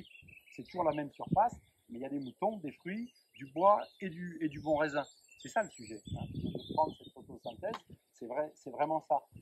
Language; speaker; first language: French; native; French